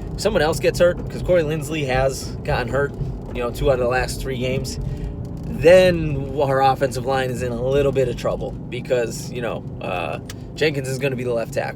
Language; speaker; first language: English; native; English